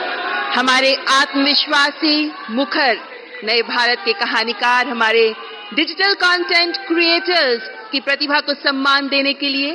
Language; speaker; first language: Hindi; native; Hindi